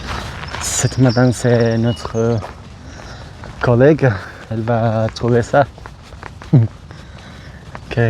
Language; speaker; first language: French; non-native, learner; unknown